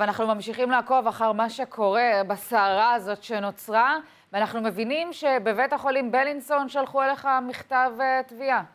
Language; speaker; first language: Hebrew; native; Hebrew